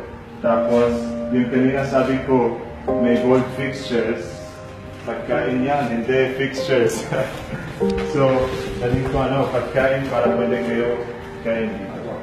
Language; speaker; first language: Filipino; non-native, learner; Arabic